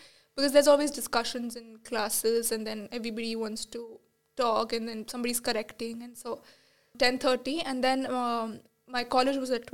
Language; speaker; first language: English; non-native, local second language; Marathi